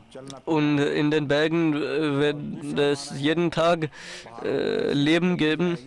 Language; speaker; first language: German; non-native, fluent; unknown